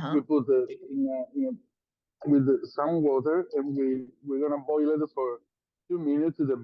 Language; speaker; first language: English; non-native, learner; Italian